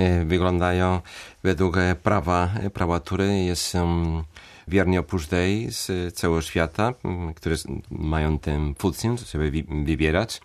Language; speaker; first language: Polish; non-native, fluent; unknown